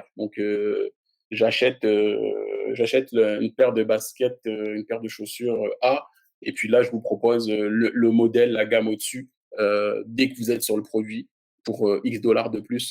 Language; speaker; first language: French; native; French